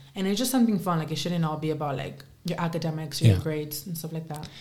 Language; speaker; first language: English; early bilingual, other home language; Spanish